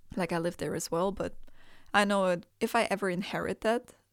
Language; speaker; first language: English; non-native, fluent; Indonesian